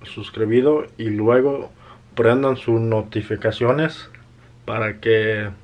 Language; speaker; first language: Spanish; early bilingual, heritage; Spanish